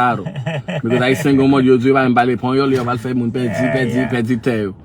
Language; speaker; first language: Spanish; non-native, learner; Haitian Creole